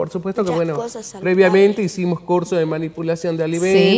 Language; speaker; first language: Spanish; native; Spanish